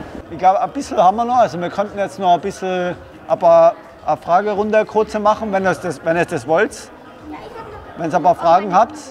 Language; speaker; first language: German; native; German